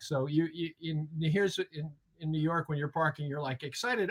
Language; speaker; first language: English; native; English